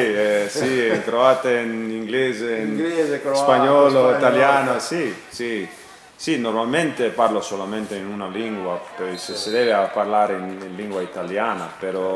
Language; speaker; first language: Italian; non-native, learner; Croatian